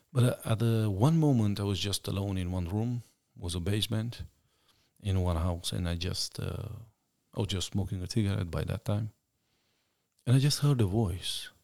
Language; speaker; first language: English; non-native, fluent; Romanian